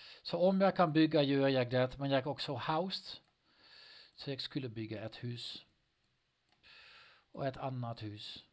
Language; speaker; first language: Swedish; non-native, learner; Dutch